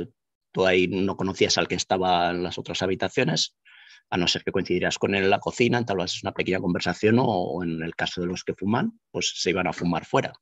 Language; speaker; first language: Spanish; native; Spanish